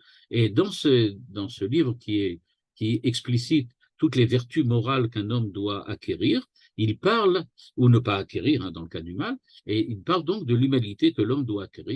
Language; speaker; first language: French; native; French